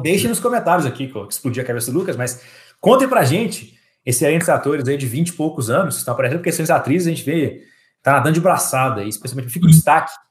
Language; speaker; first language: Portuguese; native; Portuguese